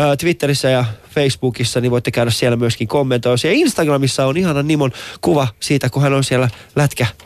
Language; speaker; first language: Finnish; early bilingual, other home language; Persian